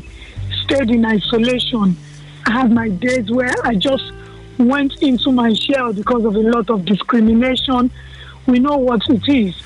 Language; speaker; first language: English; non-native, local second language; Yoruba